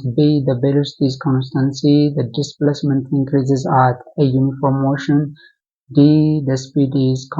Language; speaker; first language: English; non-native, local second language; Amharic